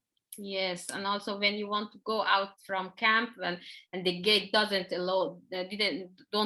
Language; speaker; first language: English; non-native, learner; Persian